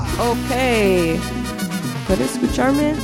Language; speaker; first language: Spanish; non-native, learner; English